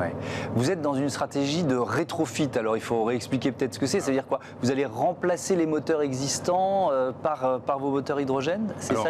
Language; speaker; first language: French; native; French